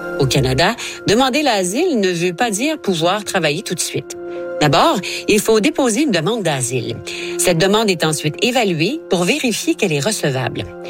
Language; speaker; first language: French; native; French